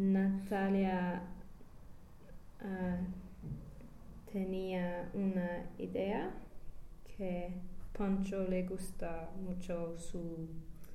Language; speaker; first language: Spanish; non-native, learner; English